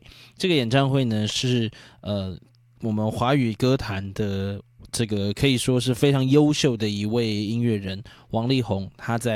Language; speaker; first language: Chinese; native; Chinese